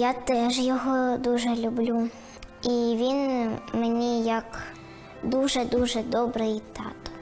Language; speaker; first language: Ukrainian; non-native, local second language; Russian